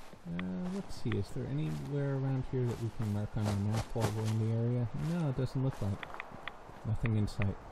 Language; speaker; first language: English; native; English